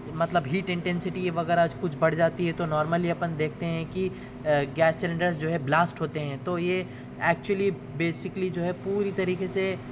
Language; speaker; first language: Hindi; non-native, local second language; Urdu